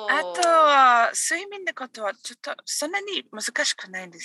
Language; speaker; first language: Japanese; non-native, learner; English